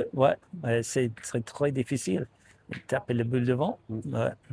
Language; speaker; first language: French; non-native, learner; English